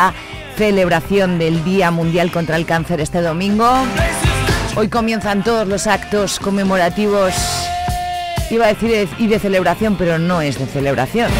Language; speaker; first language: Spanish; native; Spanish